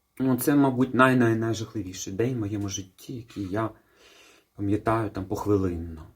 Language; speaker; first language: Ukrainian; non-native, local second language; Russian